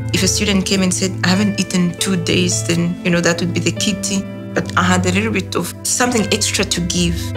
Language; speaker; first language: English; non-native, local second language; Kinyarwanda